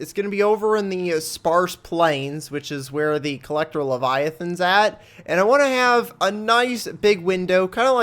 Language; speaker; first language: English; native; English